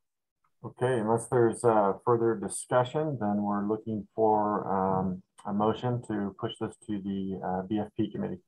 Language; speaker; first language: English; native; English